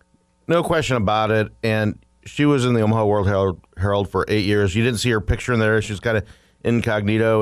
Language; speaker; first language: English; native; English